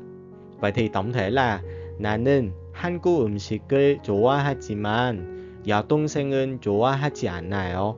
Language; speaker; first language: Korean; non-native, learner; Vietnamese